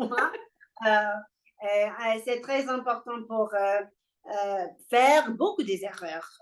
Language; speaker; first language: French; non-native, learner; English